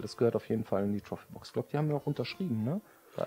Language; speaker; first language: German; native; German